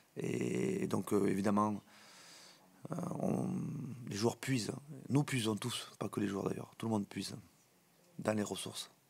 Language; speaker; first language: French; native; French